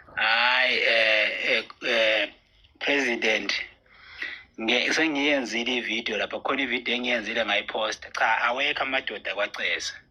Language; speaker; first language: Zulu; native; Zulu